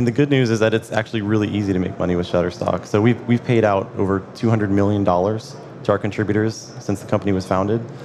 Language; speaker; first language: English; native; English